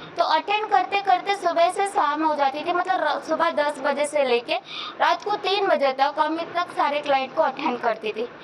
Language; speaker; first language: Hindi; non-native, local second language; Kannada